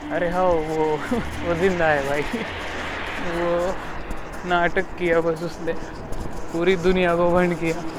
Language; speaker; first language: Hindi; non-native, local second language; Marathi